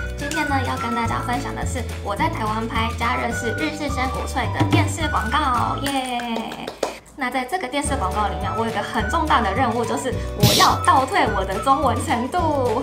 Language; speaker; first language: Chinese; non-native, fluent; Japanese